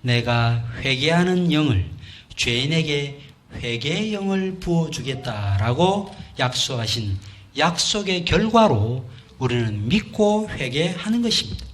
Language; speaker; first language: Korean; native; Korean